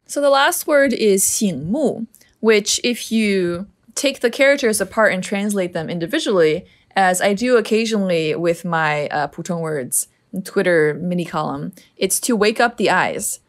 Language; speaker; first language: English; native; English